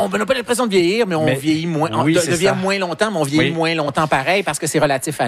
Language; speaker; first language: French; native; French